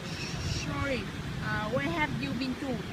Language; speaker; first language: English; non-native, learner; Vietnamese